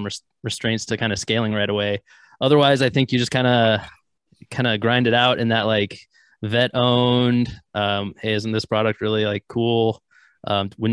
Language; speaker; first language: English; native; English